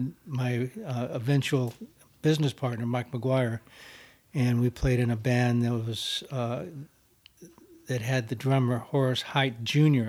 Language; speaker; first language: English; native; English